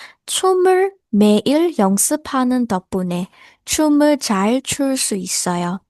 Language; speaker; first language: Korean; non-native, learner; Burmese